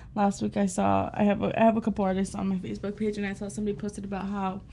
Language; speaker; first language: English; early bilingual, other home language; Spanish